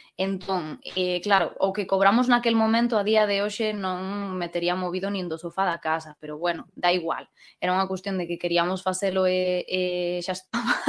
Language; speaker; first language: Galician; non-native, local second language; Spanish